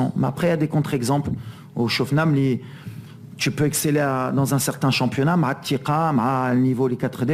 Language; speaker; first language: French; native; French